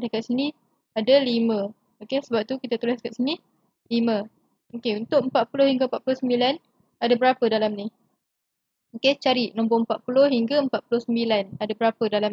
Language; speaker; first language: Malay; native; Malay